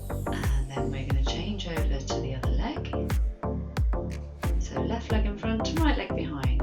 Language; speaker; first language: English; native; English